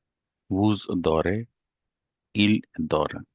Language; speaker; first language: French; non-native, learner; Hindi